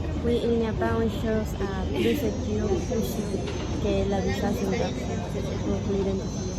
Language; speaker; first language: French; non-native, learner; Spanish